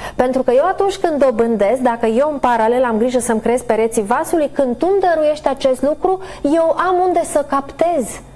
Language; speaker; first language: Romanian; native; Romanian